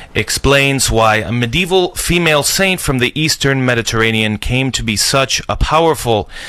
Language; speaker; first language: English; native; English